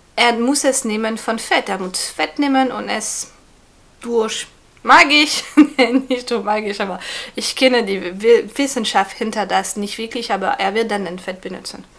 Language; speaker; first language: German; non-native, fluent; French